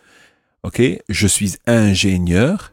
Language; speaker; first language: French; non-native, fluent; English